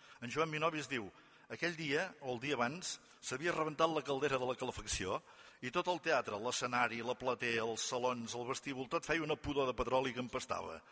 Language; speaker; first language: Catalan; native; Catalan